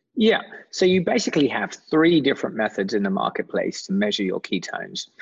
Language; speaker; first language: English; native; English